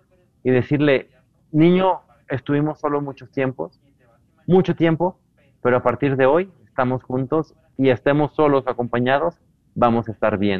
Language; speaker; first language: Spanish; native; Spanish